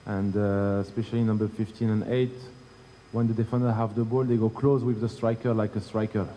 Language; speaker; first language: English; non-native, learner; Arabic